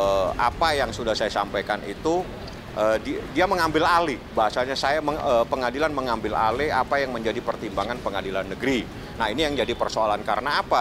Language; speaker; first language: Indonesian; native; Indonesian